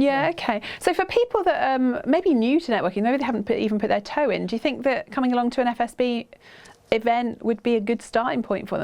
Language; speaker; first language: English; native; English